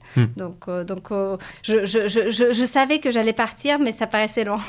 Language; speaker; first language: French; non-native, fluent; Latvian